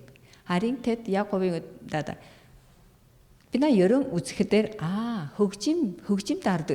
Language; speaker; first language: Mongolian; non-native, fluent; Korean